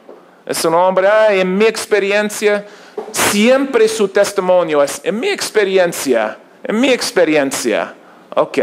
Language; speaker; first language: Spanish; non-native, learner; English